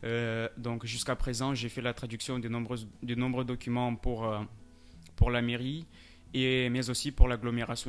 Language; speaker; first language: French; non-native, fluent; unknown